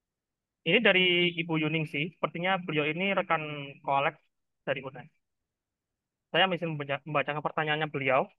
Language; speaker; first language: Indonesian; native; Indonesian